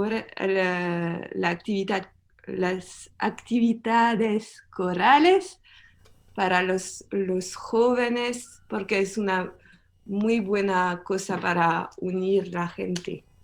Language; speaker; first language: Spanish; non-native, learner; French